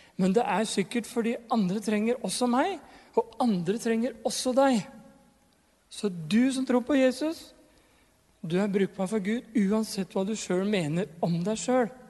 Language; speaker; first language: Norwegian; native; Norwegian